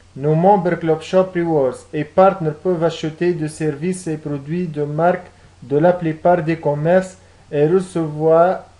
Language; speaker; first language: French; non-native, local second language; Arabic